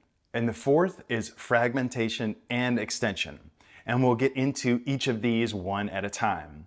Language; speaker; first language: English; native; English